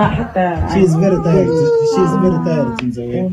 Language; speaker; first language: English; non-native, learner; Arabic